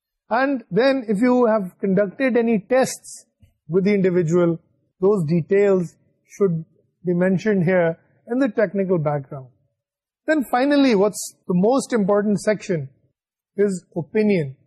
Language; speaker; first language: English; non-native, local second language; Urdu